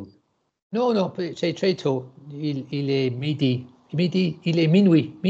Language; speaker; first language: French; non-native, learner; English